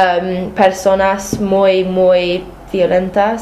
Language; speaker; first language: Spanish; non-native, fluent; English